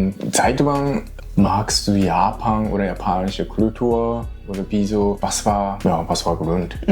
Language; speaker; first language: German; non-native, learner; Japanese